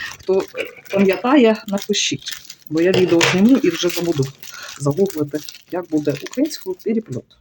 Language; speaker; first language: Ukrainian; non-native, local second language; Russian